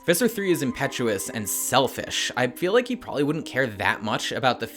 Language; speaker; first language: English; native; English